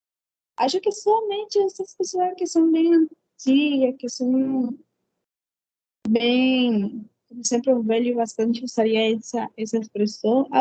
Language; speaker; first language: Portuguese; non-native, fluent; Spanish